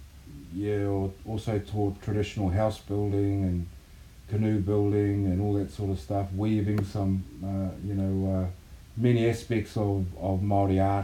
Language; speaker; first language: English; native; English